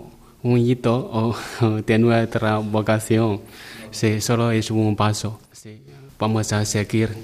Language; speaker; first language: Spanish; non-native, learner; Chinese